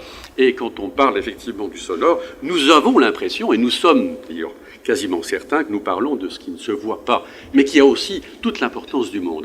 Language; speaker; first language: French; native; French